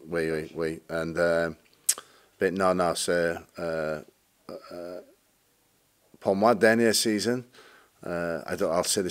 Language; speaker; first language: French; non-native, learner; English